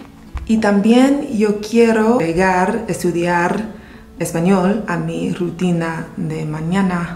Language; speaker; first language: Spanish; non-native, learner; English